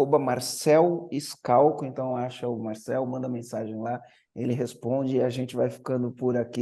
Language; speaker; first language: Portuguese; native; Portuguese